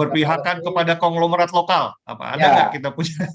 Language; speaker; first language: Indonesian; native; Indonesian